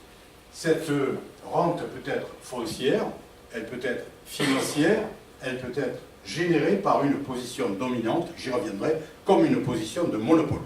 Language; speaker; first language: French; native; French